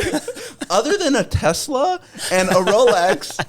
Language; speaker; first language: English; native; English